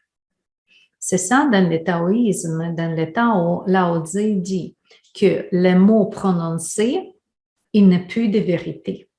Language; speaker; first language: French; non-native, fluent; Ukrainian